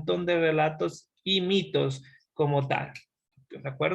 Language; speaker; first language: Spanish; native; Spanish